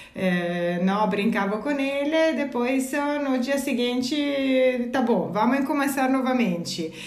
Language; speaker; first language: Portuguese; non-native, fluent; Italian